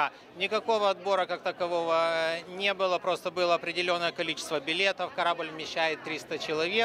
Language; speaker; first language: Russian; native; Russian